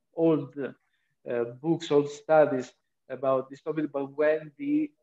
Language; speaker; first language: English; non-native, fluent; Italian